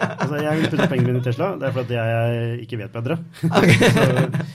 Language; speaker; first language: Norwegian; native; Norwegian